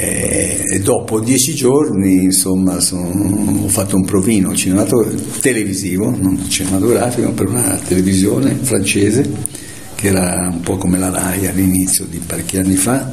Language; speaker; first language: Italian; native; Italian